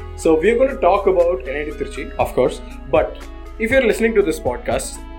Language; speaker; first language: English; non-native, local second language; Tamil